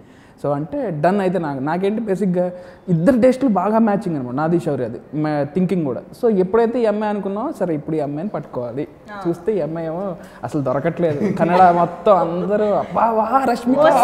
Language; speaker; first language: Telugu; native; Telugu